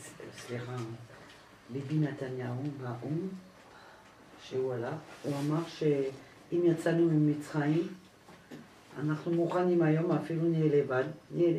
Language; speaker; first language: Hebrew; non-native, learner; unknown